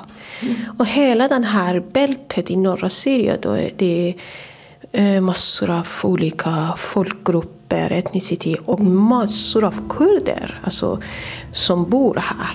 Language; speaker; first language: Swedish; non-native, fluent; Persian